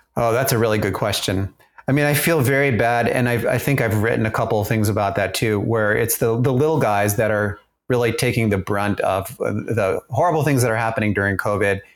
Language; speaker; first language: English; early bilingual, other home language; German